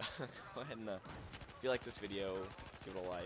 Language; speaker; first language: English; native; English